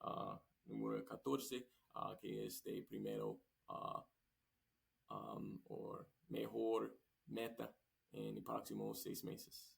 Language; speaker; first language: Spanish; non-native, learner; English